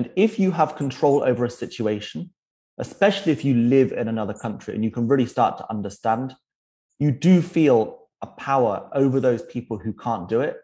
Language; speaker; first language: English; native; English